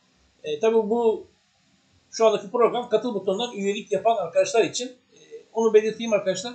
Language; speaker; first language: Turkish; native; Turkish